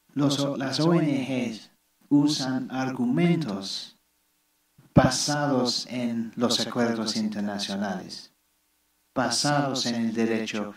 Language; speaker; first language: Spanish; non-native, fluent; English